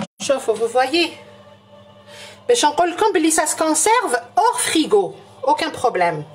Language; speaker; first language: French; non-native, local second language; Arabic